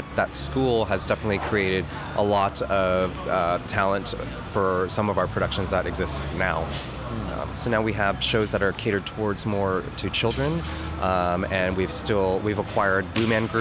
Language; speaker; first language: English; native; English